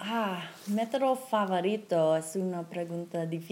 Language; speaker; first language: Spanish; non-native, fluent; English